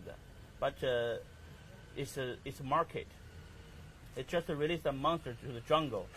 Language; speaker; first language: English; non-native, learner; Chinese